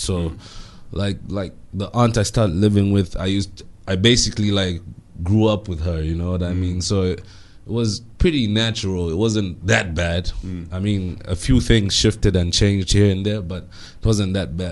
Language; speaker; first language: English; non-native, local second language; Bemba